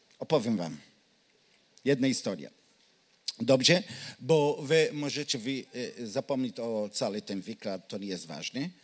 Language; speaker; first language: Polish; non-native, learner; Hebrew